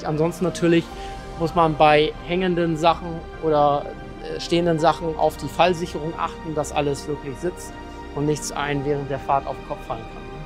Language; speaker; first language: German; native; German